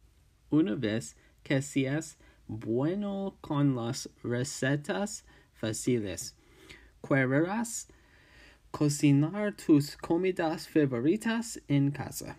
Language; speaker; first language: Spanish; non-native, learner; English